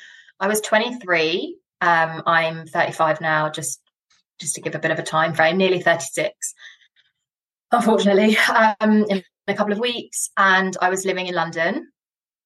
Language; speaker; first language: English; native; English